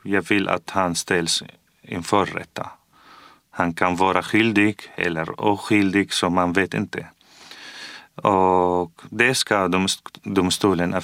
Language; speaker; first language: Swedish; non-native, fluent; Arabic